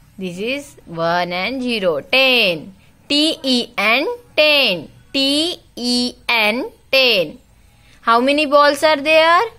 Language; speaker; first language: English; non-native, local second language; Hindi